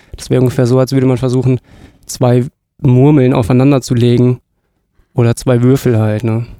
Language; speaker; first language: German; native; German